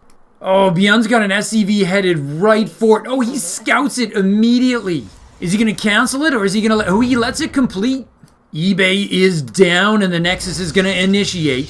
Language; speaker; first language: English; native; English